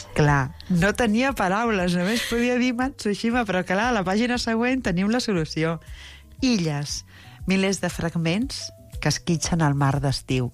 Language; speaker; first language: Catalan; native; Catalan